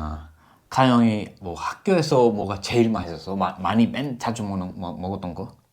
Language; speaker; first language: Korean; non-native, learner; Spanish